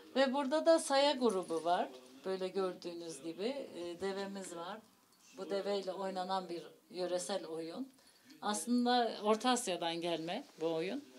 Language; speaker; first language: Turkish; early bilingual, heritage; Turkish